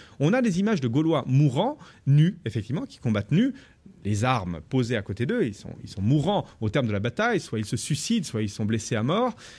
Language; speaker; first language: French; native; French